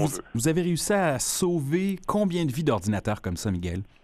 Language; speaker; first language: French; native; French